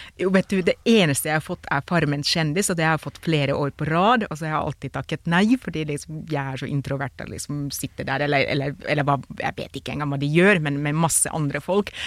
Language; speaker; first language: Norwegian; non-native, fluent; Finnish